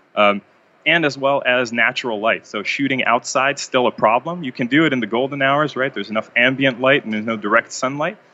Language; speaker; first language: English; non-native, fluent; Hebrew